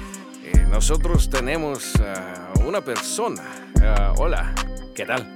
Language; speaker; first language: Spanish; non-native, learner; Russian